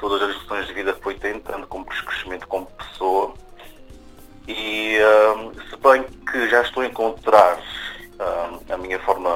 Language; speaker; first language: Portuguese; native; Portuguese